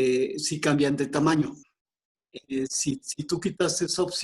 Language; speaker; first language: Spanish; native; Spanish